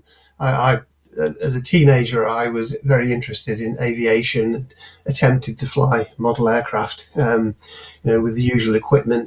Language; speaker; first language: English; native; English